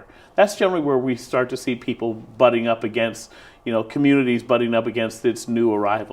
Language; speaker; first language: English; native; English